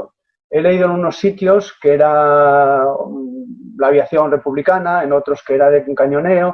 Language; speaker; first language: Spanish; native; Spanish